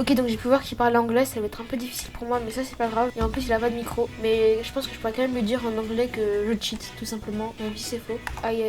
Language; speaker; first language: French; native; French